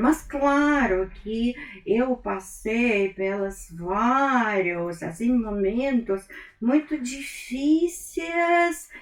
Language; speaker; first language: Portuguese; non-native, fluent; Russian